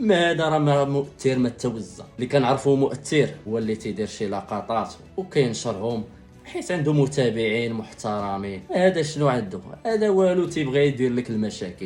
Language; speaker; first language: Arabic; native; Arabic